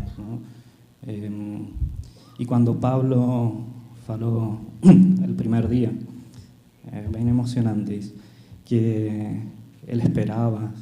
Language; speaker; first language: Portuguese; non-native, fluent; Spanish